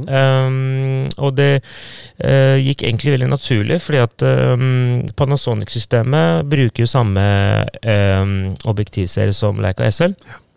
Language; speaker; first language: Norwegian; non-native, fluent; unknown